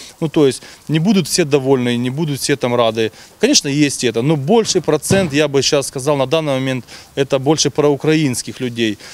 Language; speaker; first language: Russian; native; Russian